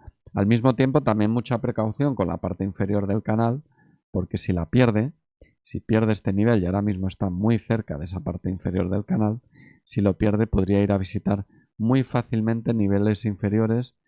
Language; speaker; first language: Spanish; native; Spanish